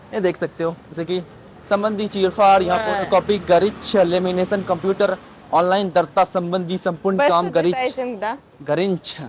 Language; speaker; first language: Hindi; native; Hindi